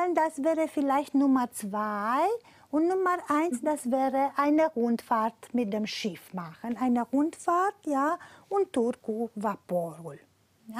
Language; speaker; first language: German; non-native, fluent; Romanian